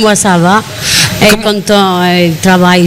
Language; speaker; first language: French; non-native, learner; Albanian